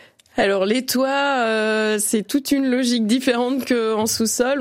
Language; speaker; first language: French; native; French